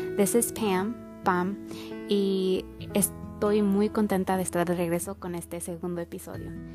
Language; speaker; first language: Spanish; early bilingual, heritage; Spanish